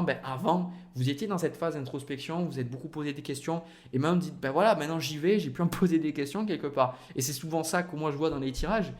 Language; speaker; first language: French; native; French